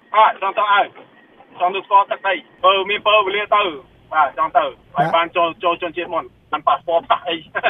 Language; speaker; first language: Khmer; early bilingual, heritage; Khmer